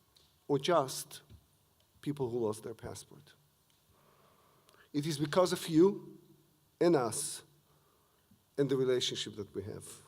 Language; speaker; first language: English; non-native, fluent; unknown